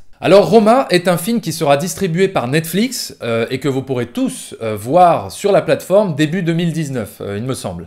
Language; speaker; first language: French; native; French